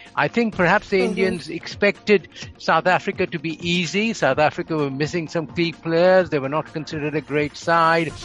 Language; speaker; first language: English; non-native, local second language; Bangla